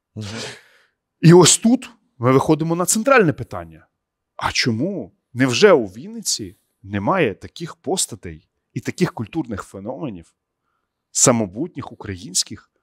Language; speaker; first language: Ukrainian; native; Ukrainian